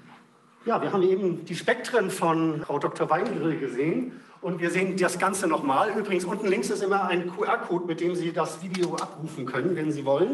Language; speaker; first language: German; native; German